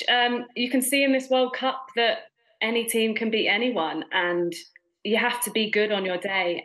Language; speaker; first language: English; native; English